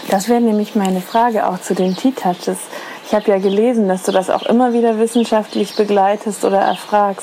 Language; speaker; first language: German; native; German